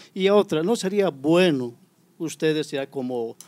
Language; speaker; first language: Spanish; native; Spanish